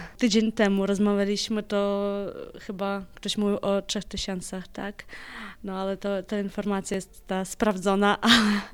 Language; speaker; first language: Polish; non-native, fluent; Ukrainian